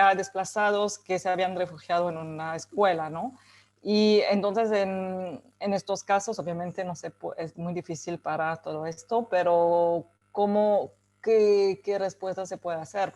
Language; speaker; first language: Spanish; native; Spanish